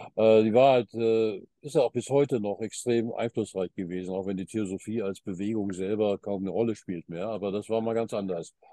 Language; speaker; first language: German; early bilingual, heritage; German